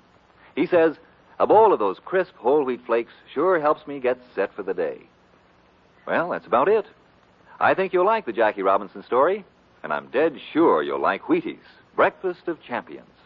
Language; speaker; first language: English; native; English